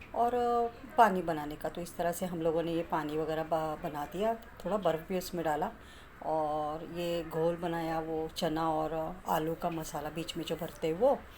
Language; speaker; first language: Hindi; non-native, local second language; Marathi